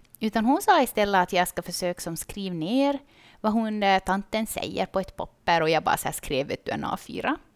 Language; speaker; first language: Swedish; native; Swedish